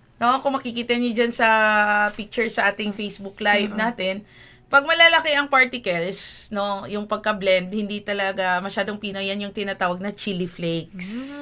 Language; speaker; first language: Filipino; non-native, local second language; Hiligaynon